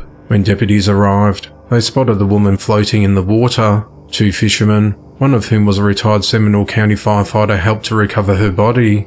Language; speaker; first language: English; native; English